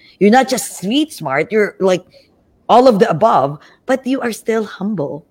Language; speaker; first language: English; non-native, local second language; Filipino